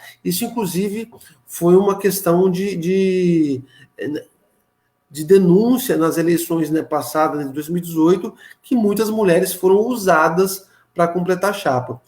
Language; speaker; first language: Portuguese; native; Portuguese